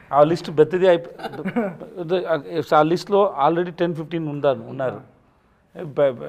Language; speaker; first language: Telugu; non-native, learner; Tamil